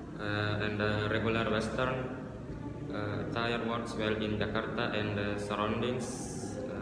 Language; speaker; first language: English; non-native, learner; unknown